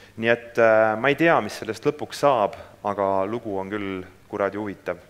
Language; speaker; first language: Estonian; native; Estonian